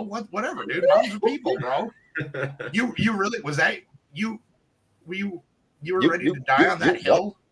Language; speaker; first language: English; native; English